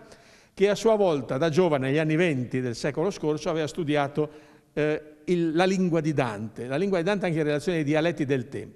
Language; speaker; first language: Italian; native; Italian